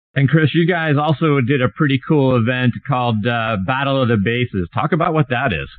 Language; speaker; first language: English; native; English